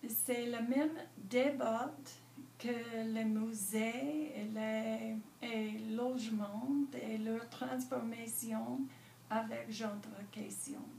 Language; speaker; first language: French; non-native, learner; English